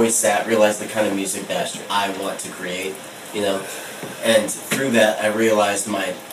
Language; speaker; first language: English; native; English